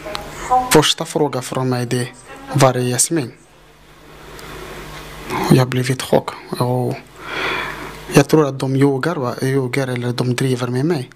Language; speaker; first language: Swedish; non-native, learner; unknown